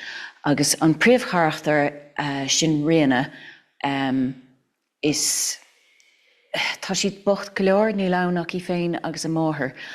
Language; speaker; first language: Irish; non-native, local second language; English